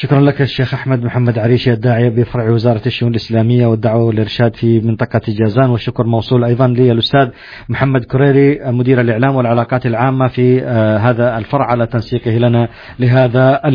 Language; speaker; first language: Arabic; native; Arabic